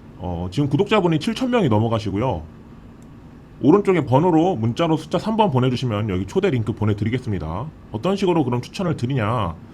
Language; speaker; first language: Korean; early bilingual, heritage; Korean